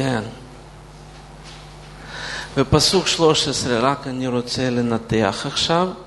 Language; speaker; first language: Hebrew; non-native, fluent; Russian